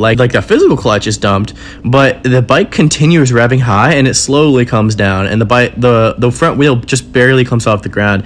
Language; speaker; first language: English; native; English